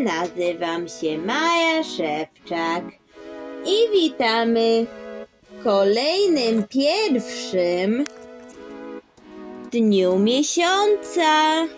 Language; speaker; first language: Polish; early bilingual, heritage; Polish